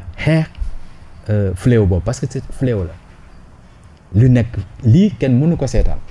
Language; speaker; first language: Wolof; non-native, local second language; Jola-Fonyi